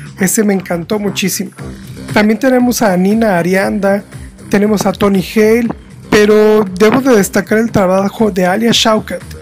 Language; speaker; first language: Spanish; native; Spanish